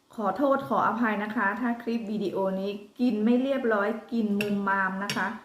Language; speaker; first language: Thai; native; Thai